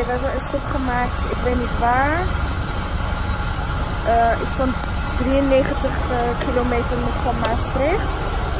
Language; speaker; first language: Dutch; early bilingual, other home language; Persian